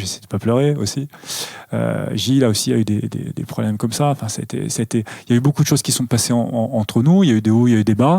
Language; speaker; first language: French; native; French